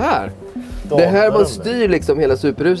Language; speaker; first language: Swedish; native; Swedish